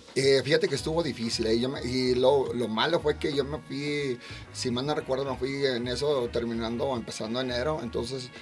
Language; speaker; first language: Spanish; native; Spanish